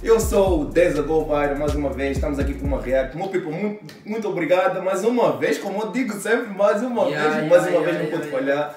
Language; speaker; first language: Portuguese; native; Portuguese